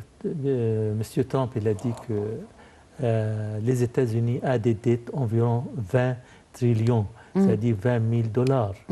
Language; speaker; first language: French; non-native, fluent; Arabic